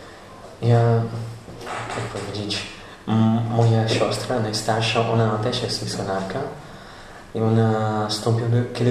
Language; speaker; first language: Polish; non-native, learner; Portuguese